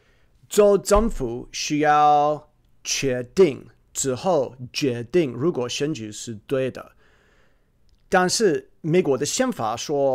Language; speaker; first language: Chinese; non-native, fluent; English